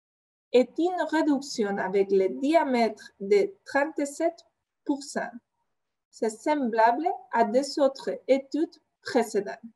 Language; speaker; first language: French; non-native, fluent; Spanish